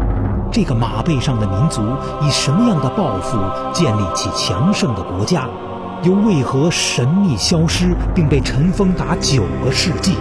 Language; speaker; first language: Chinese; native; Chinese